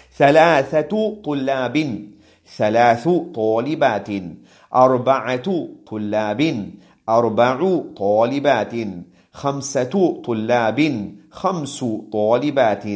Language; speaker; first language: Arabic; non-native, fluent; English